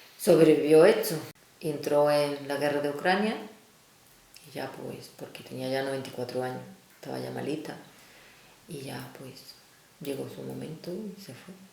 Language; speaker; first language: Spanish; non-native, fluent; Russian